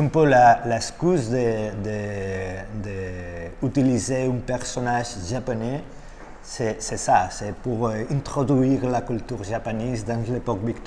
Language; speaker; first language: French; non-native, learner; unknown